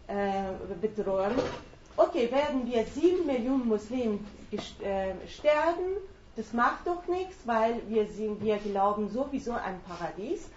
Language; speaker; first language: German; non-native, fluent; Persian